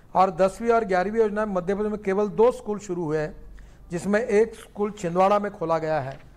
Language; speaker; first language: Hindi; non-native, local second language; Marathi